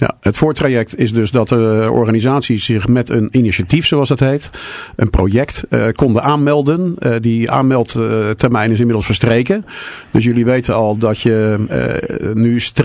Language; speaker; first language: Dutch; native; Dutch